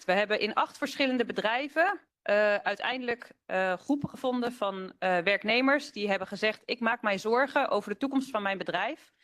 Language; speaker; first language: Dutch; native; Dutch